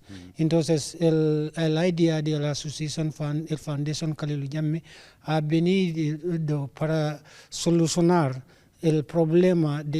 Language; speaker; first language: Spanish; non-native, learner; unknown